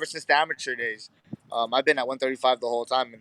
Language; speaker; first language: English; native; English